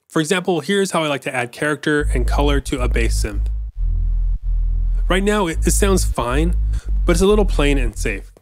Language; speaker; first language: English; native; English